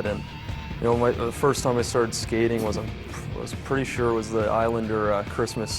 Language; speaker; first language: English; native; English